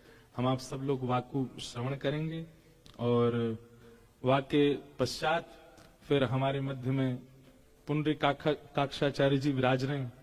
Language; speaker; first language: Hindi; native; Hindi